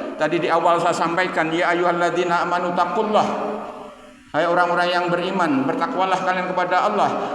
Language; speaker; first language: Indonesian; native; Indonesian